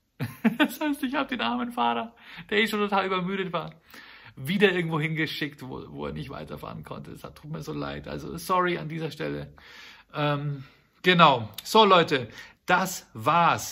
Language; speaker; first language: German; native; German